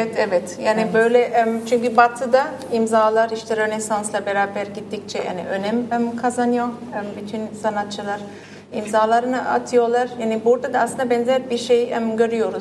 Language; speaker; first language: Turkish; non-native, fluent; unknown